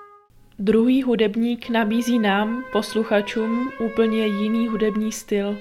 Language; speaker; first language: Czech; native; Czech